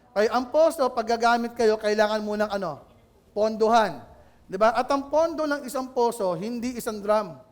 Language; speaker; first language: Filipino; native; Filipino